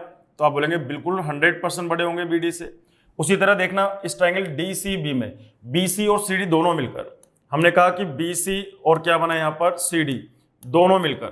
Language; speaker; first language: Hindi; native; Hindi